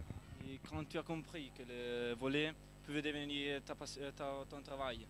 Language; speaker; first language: French; non-native, learner; Italian